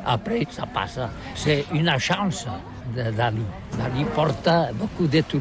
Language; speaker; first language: French; non-native, learner; Catalan